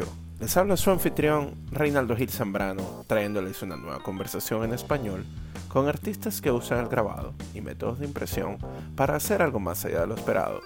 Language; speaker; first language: Spanish; native; Spanish